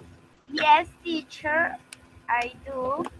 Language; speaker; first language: English; non-native, learner; Spanish